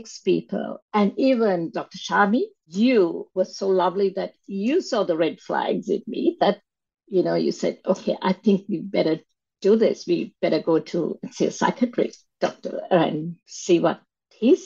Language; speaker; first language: English; non-native, local second language; Sinhala